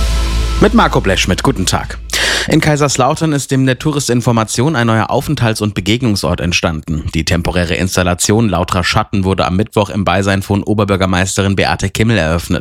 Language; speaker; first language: German; native; German